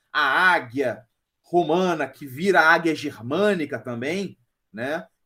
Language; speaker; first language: Portuguese; native; Portuguese